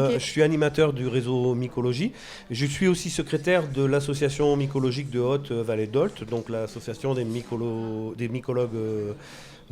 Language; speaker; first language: French; native; French